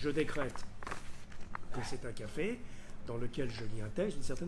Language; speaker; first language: French; native; French